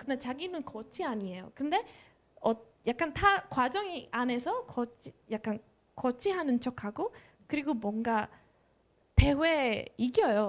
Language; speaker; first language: Korean; non-native, fluent; Spanish